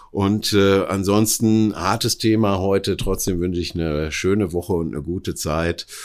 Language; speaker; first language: German; native; German